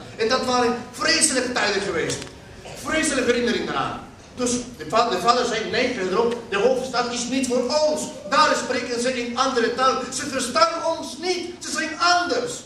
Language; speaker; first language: Dutch; non-native, fluent; Spanish